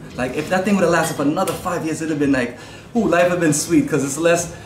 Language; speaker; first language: English; native; English